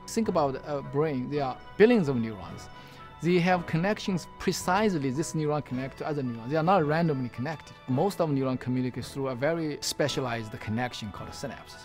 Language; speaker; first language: English; non-native, fluent; Chinese